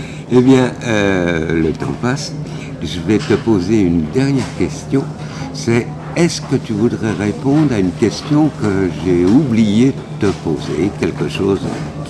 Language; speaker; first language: French; native; French